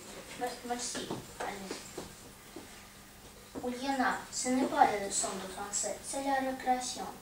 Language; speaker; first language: French; non-native, learner; Russian